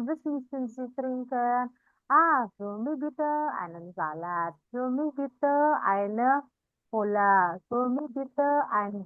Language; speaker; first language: German; non-native, fluent; Indonesian